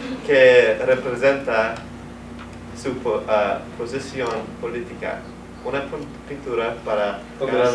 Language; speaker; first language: Spanish; non-native, learner; English